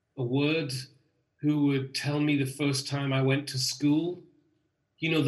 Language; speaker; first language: English; native; English